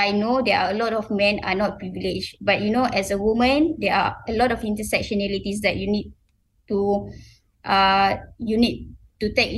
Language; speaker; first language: English; non-native, local second language; Malay